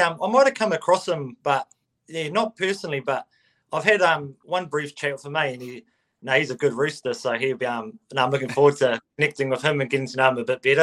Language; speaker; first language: English; native; English